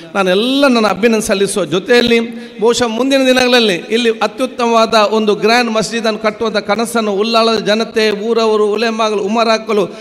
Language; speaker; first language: Kannada; non-native, local second language; Malayalam